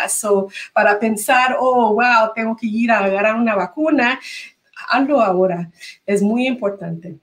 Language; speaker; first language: Spanish; early bilingual, heritage; Spanish